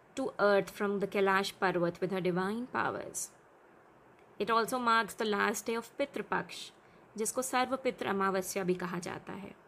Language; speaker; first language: English; non-native, local second language; Hindi